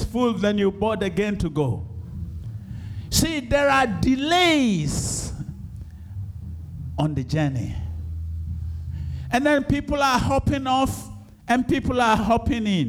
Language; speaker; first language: English; non-native, local second language; Akan